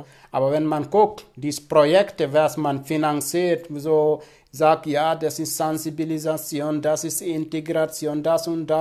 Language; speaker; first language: German; non-native, fluent; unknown